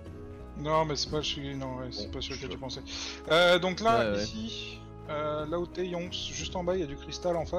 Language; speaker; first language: French; native; French